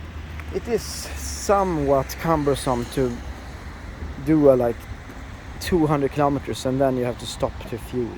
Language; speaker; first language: English; non-native, fluent; Swedish